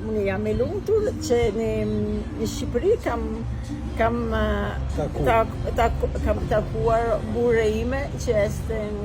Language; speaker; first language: Albanian; non-native, learner; Italian